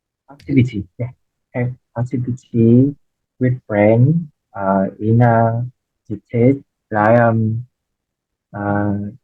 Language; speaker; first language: English; non-native, learner; Vietnamese